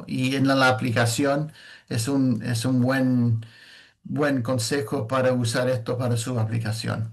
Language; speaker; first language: Spanish; non-native, fluent; English